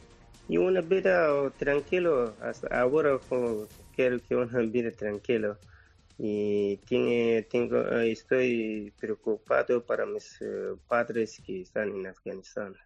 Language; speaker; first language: Spanish; non-native, learner; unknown